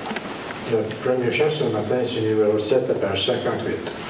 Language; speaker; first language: French; native; French